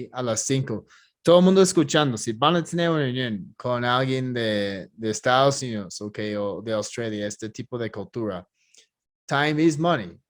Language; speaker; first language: Spanish; non-native, fluent; English